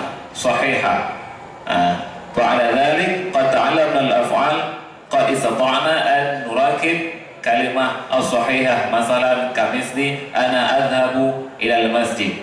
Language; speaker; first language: Arabic; non-native, fluent; Indonesian